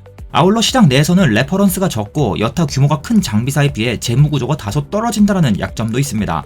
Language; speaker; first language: Korean; native; Korean